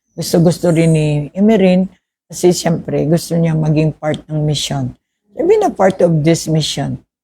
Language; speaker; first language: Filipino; non-native, local second language; Hiligaynon